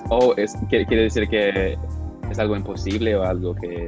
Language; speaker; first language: Spanish; non-native, fluent; English